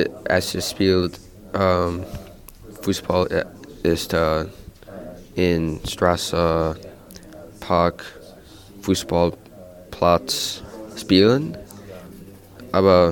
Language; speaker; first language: German; non-native, learner; English